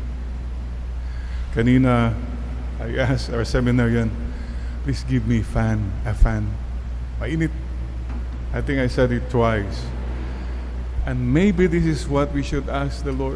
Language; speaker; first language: English; non-native, local second language; Iloko